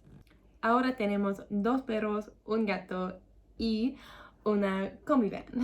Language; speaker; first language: Spanish; non-native, learner; English